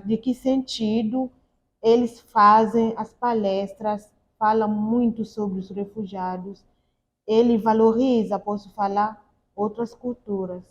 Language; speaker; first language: Portuguese; non-native, learner; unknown